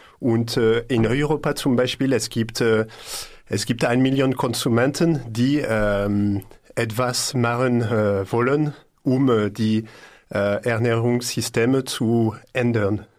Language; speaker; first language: German; non-native, learner; French